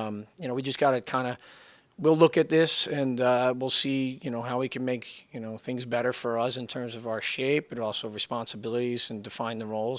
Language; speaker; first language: English; native; English